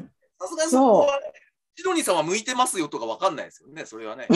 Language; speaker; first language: Japanese; native; Japanese